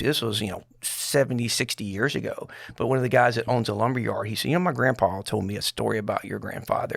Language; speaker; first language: English; native; English